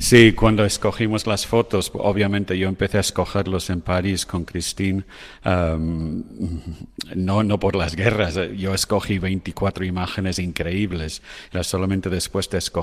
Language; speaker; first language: Spanish; non-native, fluent; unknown